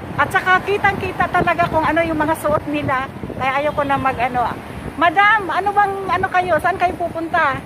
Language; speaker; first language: Filipino; native; Filipino